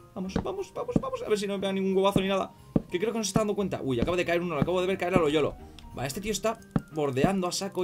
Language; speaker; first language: Spanish; native; Spanish